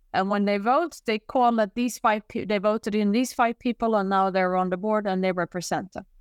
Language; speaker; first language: English; non-native, fluent; Swedish